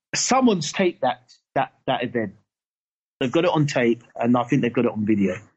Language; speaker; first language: English; native; English